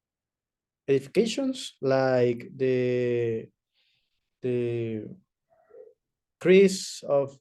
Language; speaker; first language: English; non-native, learner; Spanish